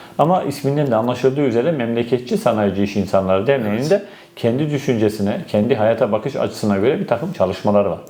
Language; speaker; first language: Turkish; native; Turkish